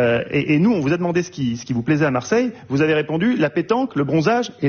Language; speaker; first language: French; native; French